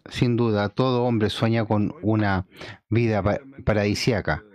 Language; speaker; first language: Spanish; non-native, fluent; Chinese